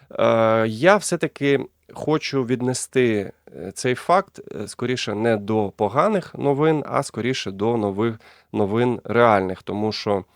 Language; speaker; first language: Ukrainian; non-native, local second language; Russian